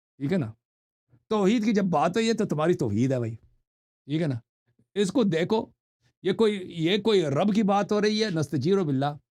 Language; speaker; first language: Urdu; non-native, fluent; Persian